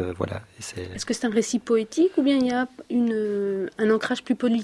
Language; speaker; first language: French; native; French